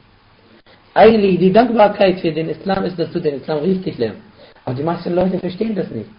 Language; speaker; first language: German; non-native, fluent; Arabic